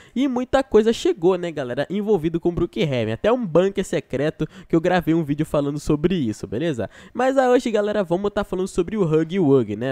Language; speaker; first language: Portuguese; native; Portuguese